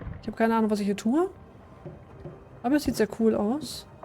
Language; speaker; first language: German; native; German